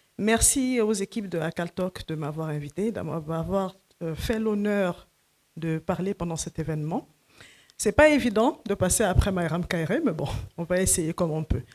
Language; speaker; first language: French; non-native, local second language; Fula